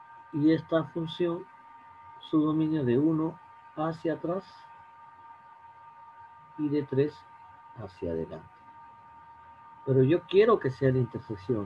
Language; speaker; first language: Spanish; native; Spanish